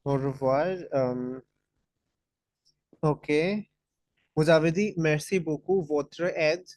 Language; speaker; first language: French; non-native, fluent; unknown